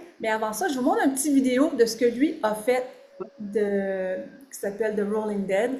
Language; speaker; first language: French; native; French